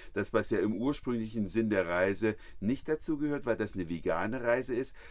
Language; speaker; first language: German; native; German